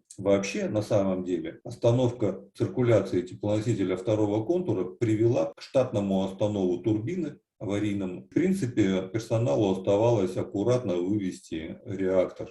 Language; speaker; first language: Russian; native; Russian